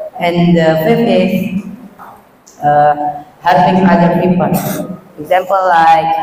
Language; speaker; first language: English; non-native, learner; Indonesian